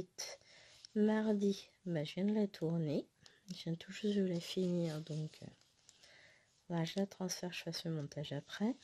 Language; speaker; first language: French; native; French